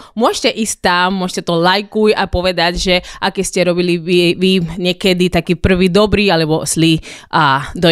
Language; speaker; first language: Slovak; non-native, fluent; Spanish